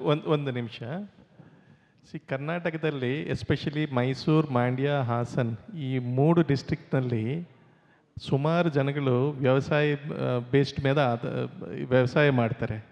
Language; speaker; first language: Kannada; non-native, local second language; Telugu